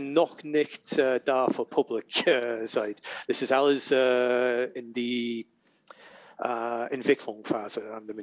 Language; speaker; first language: German; non-native, learner; English